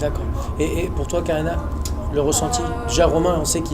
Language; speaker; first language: French; native; French